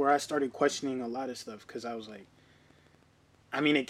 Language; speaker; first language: English; early bilingual, other home language; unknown